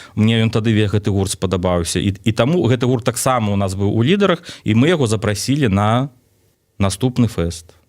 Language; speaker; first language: Belarusian; non-native, local second language; Russian